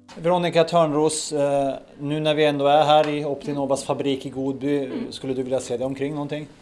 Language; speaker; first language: Swedish; native; Swedish